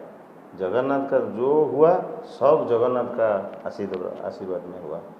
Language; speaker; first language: Hindi; non-native, local second language; Odia